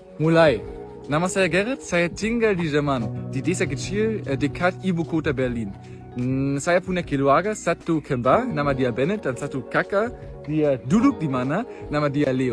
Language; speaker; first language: Indonesian; non-native, learner; German